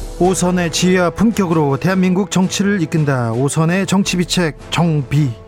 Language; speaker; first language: Korean; native; Korean